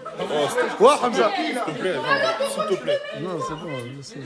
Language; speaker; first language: French; native; French